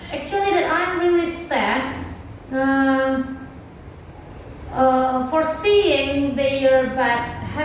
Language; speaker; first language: English; non-native, learner; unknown